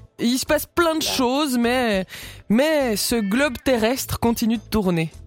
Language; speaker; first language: French; native; French